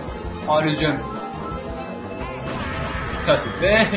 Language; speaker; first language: French; native; French